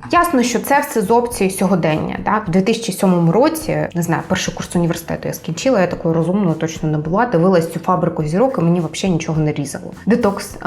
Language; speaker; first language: Ukrainian; native; Ukrainian